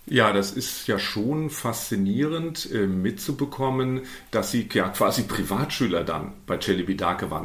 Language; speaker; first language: German; native; German